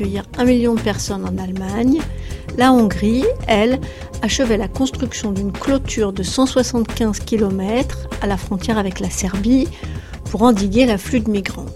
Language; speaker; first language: French; native; French